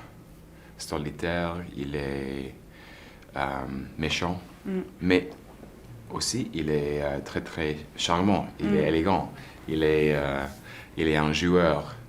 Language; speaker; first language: French; non-native, learner; English